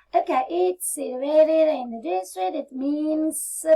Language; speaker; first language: English; non-native, fluent; Italian